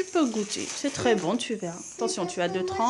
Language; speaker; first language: French; native; French